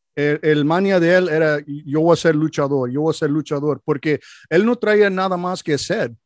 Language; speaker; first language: Spanish; non-native, learner; English